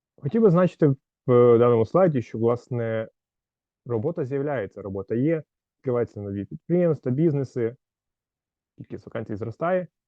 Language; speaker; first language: Ukrainian; native; Ukrainian